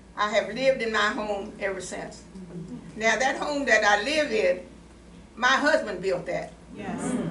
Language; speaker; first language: English; native; English